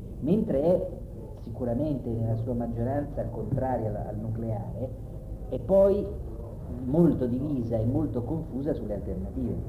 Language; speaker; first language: Italian; native; Italian